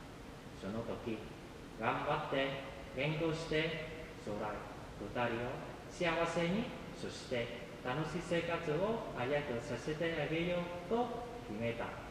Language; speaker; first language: Japanese; non-native, fluent; Vietnamese